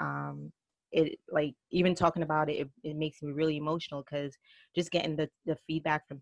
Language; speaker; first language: English; native; English